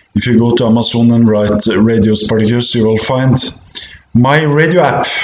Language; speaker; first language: English; non-native, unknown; Norwegian